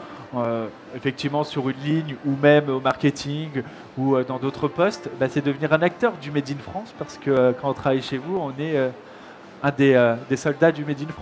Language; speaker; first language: French; native; French